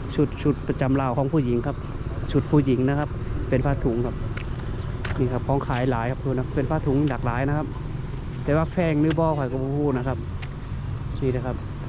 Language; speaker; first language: Thai; native; Thai